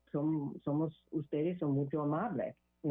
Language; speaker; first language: Spanish; non-native, learner; English